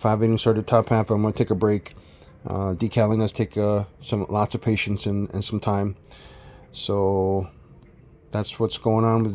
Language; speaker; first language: English; native; English